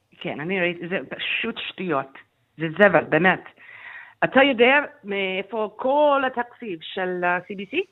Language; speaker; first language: Hebrew; non-native, fluent; English